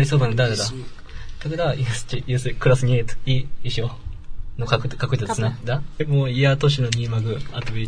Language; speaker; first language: Russian; non-native, learner; Japanese